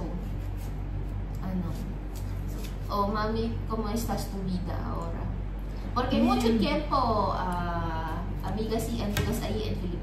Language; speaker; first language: Spanish; non-native, learner; Filipino